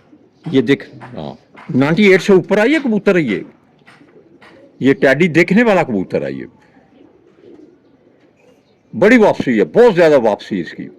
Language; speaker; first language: Hindi; non-native, local second language; Punjabi